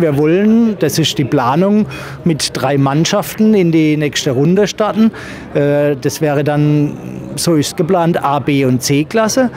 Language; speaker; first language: German; native; German